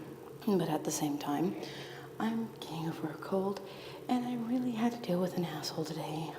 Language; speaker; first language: English; native; English